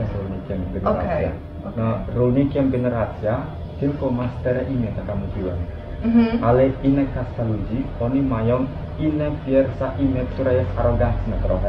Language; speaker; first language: Polish; non-native, learner; Balinese